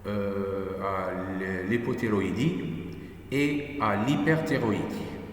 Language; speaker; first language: French; non-native, local second language; Arabic